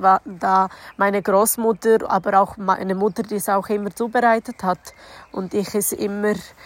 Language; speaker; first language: German; non-native, fluent; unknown